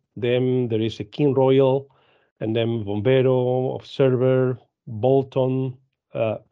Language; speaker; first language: English; non-native, fluent; Spanish